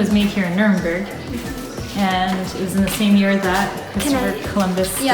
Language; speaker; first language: English; native; English